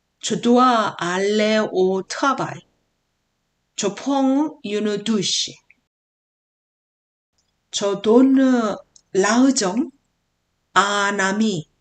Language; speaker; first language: French; non-native, learner; Korean